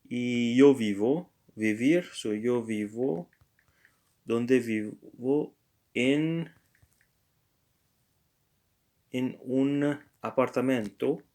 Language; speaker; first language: Spanish; non-native, learner; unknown